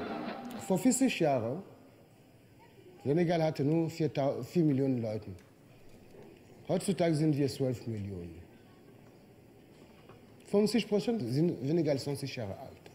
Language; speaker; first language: German; non-native, learner; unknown